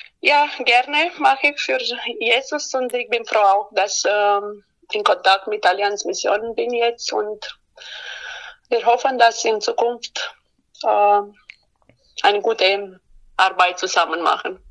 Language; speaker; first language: German; non-native, learner; Romanian